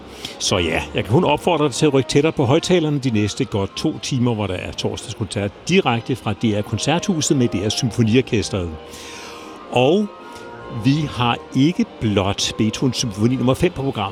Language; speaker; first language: Danish; native; Danish